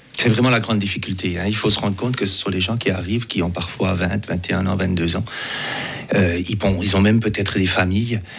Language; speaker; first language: French; native; French